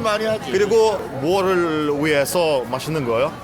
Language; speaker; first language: Korean; non-native, learner; Russian